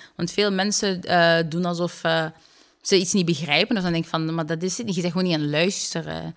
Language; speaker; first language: Dutch; early bilingual, other home language; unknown